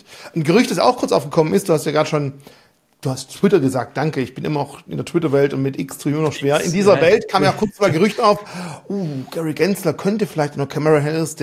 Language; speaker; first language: German; native; German